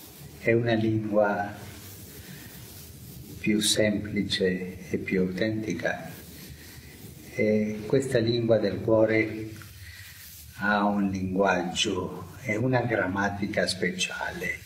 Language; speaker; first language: Italian; non-native, fluent; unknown